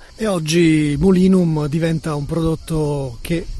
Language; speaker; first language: Italian; native; Italian